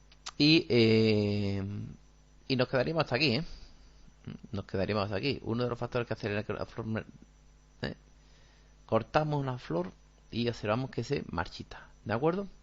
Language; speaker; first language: Spanish; native; Spanish